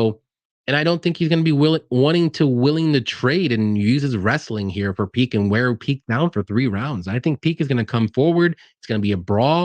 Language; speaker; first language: English; native; English